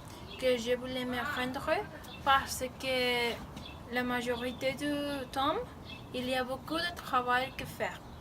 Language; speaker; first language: French; non-native, learner; Spanish